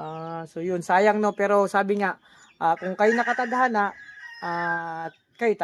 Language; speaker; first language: Filipino; native; Filipino